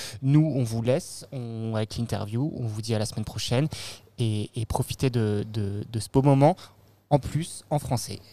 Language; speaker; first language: French; native; French